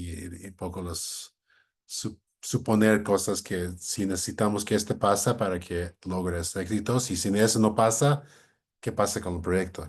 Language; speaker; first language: Spanish; non-native, fluent; English